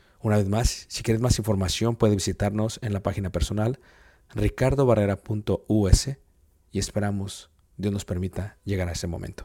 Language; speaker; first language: Spanish; native; Spanish